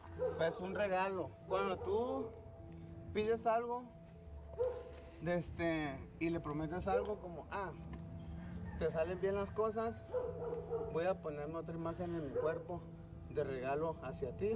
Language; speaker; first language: Spanish; native; Spanish